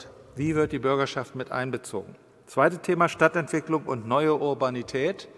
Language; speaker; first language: German; native; German